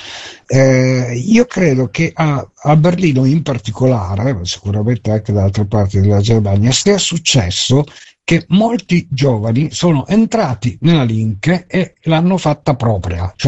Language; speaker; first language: Italian; native; Italian